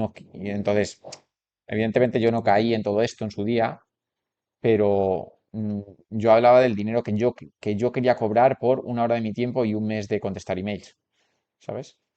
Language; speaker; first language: Spanish; native; Spanish